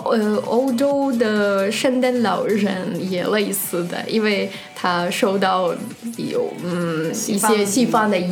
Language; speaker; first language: Chinese; non-native, fluent; Russian